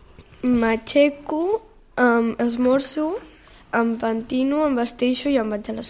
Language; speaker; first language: Catalan; non-native, local second language; Spanish